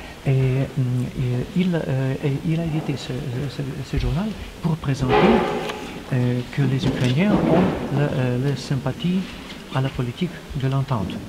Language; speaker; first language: French; non-native, learner; Ukrainian